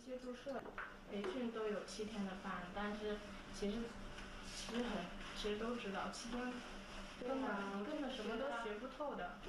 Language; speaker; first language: Chinese; native; Chinese